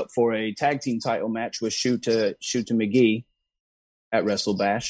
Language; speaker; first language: English; native; English